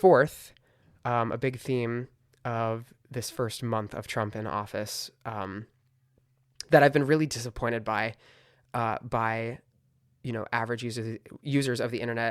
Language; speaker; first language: English; native; English